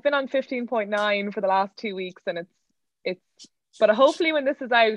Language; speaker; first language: English; native; English